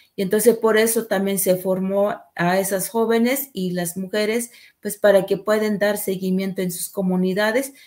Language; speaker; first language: Spanish; non-native, local second language; Tzeltal